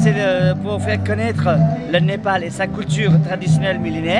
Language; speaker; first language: French; non-native, fluent; Nepali